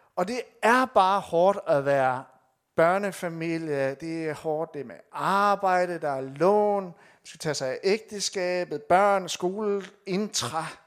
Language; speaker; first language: Danish; native; Danish